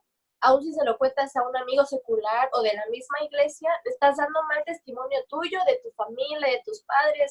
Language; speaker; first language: Spanish; native; Spanish